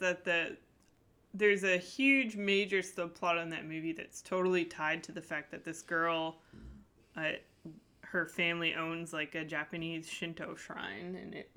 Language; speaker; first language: English; native; English